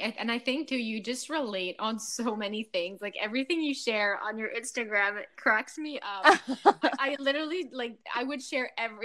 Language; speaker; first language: English; non-native, fluent; French